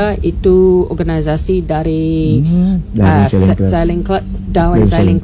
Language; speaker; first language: Indonesian; non-native, learner; English